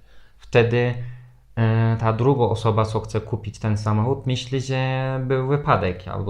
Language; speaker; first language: Polish; non-native, fluent; Turkish